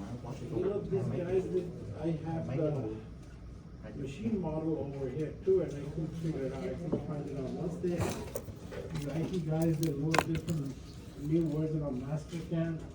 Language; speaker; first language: English; non-native, fluent; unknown